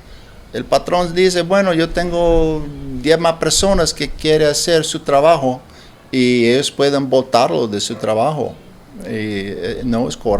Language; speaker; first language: Spanish; non-native, learner; English